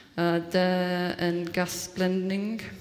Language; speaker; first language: Swedish; non-native, fluent; English